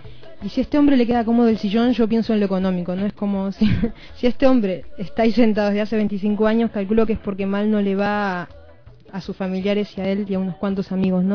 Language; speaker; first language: Spanish; native; Spanish